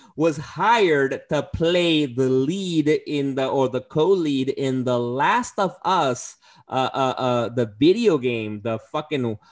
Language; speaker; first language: English; early bilingual, other home language; Spanish